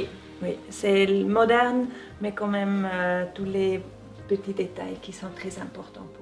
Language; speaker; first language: French; non-native, local second language; German